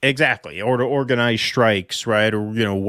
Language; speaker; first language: English; native; English